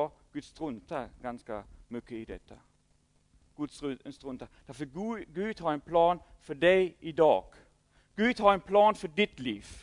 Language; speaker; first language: Swedish; non-native, fluent; German